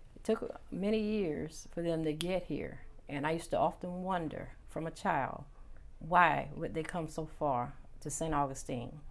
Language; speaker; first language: English; native; English